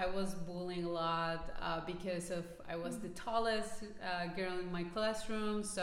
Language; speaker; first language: English; non-native, fluent; Spanish